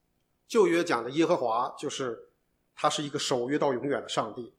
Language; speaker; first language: Chinese; native; Chinese